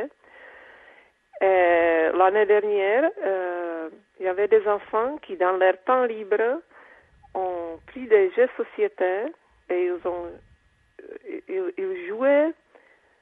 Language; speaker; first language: French; non-native, fluent; Czech